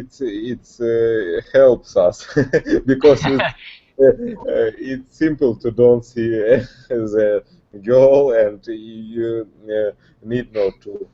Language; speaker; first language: English; non-native, learner; Russian